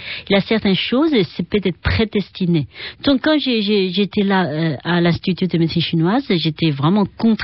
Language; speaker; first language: French; non-native, fluent; Chinese